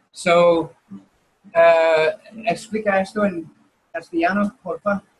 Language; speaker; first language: Spanish; non-native, learner; English